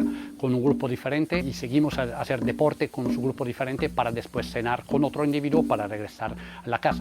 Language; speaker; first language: Spanish; non-native, fluent; Italian